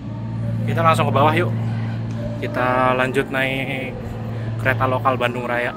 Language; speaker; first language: Indonesian; native; Indonesian